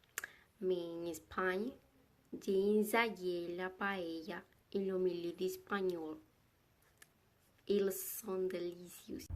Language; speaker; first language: French; non-native, learner; Spanish